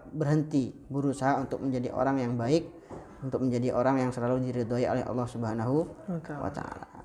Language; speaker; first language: Indonesian; non-native, local second language; Madurese